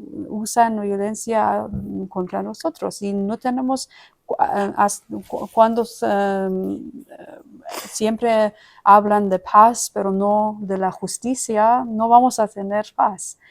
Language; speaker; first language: Spanish; non-native, fluent; Persian